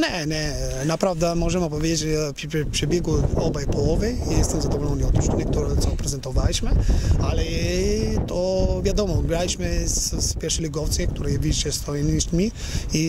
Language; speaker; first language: Polish; non-native, learner; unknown